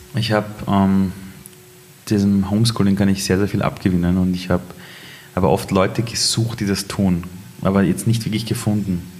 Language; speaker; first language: German; early bilingual, other home language; Persian